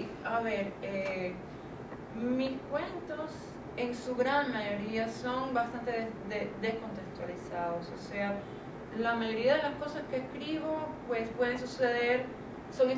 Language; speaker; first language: Spanish; native; Spanish